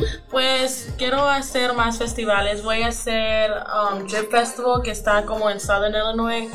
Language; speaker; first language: Spanish; early bilingual, other home language; English